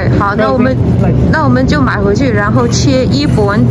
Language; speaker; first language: Chinese; native; Chinese